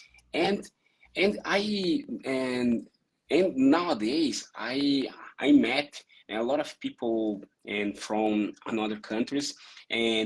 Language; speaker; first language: English; non-native, learner; Portuguese